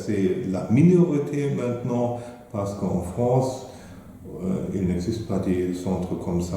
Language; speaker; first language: French; non-native, fluent; German